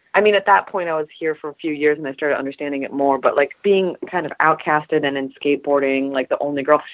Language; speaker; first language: English; early bilingual, other home language; Polish